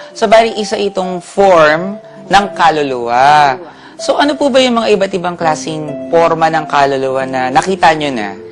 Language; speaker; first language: Filipino; native; Filipino